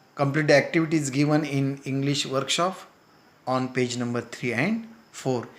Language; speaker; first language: English; non-native, local second language; Marathi